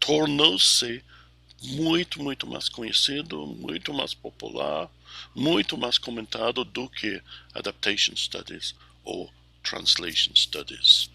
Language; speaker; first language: Portuguese; non-native, fluent; English